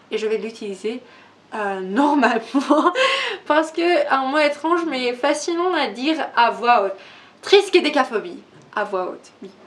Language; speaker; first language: French; non-native, learner; Persian